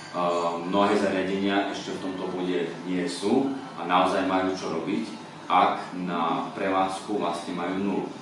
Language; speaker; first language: Slovak; native; Slovak